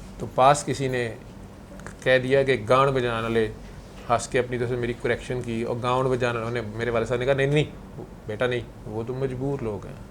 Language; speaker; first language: Urdu; non-native, local second language; Punjabi